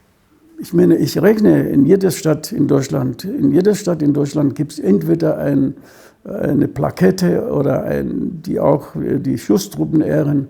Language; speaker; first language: German; non-native, fluent; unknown